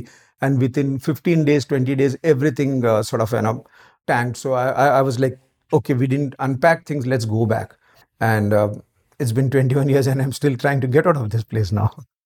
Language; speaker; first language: English; non-native, local second language; Marathi